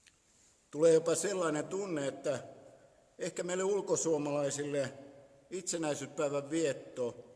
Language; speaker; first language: Finnish; native; Finnish